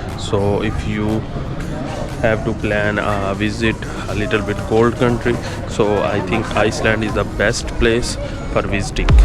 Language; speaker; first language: English; non-native, learner; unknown